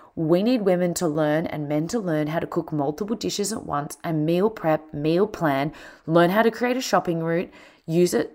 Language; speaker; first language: English; native; English